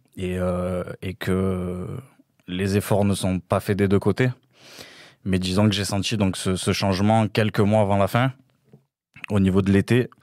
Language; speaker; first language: French; native; French